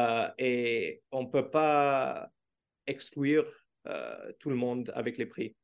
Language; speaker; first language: French; non-native, learner; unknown